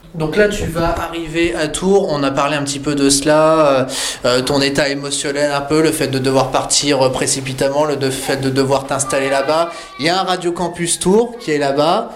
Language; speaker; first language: French; native; French